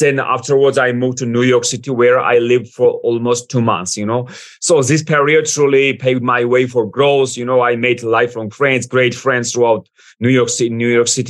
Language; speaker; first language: English; non-native, fluent; Georgian